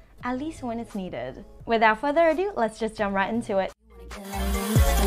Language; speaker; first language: English; non-native, fluent; Chinese